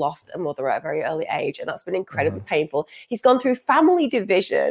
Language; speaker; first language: English; native; English